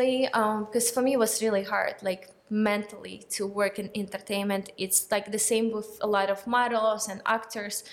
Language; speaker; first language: English; non-native, fluent; Russian